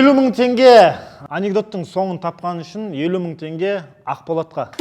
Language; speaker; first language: Kazakh; native; Kazakh